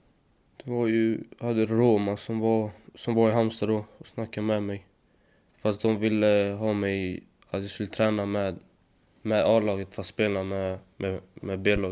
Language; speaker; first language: Swedish; native; Swedish